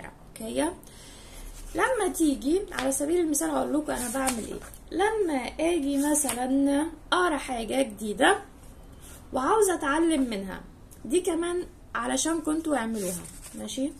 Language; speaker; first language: Arabic; native; Arabic